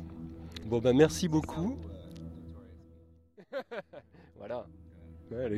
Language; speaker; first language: French; native; French